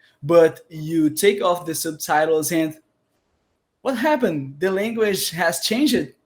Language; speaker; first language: English; non-native, learner; Portuguese